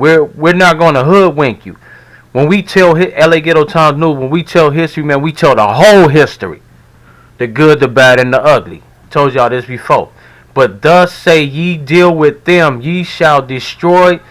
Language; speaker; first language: English; native; English